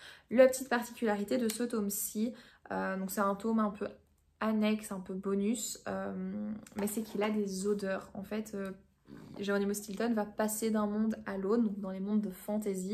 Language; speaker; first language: French; native; French